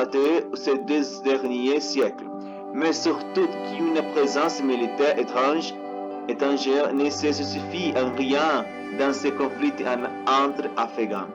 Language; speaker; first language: French; non-native, learner; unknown